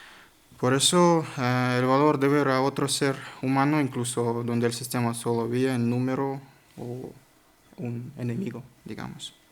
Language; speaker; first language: Spanish; non-native, learner; Kazakh